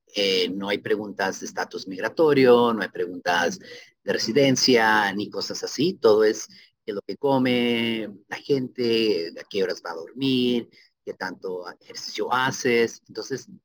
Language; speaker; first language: Spanish; native; Spanish